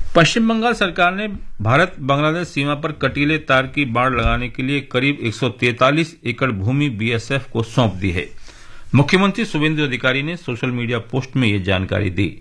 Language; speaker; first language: Hindi; native; Hindi